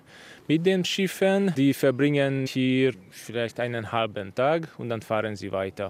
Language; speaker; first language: German; non-native, fluent; Hungarian